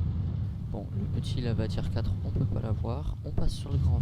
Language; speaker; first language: French; native; French